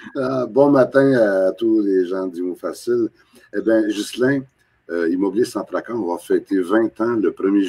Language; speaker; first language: French; native; French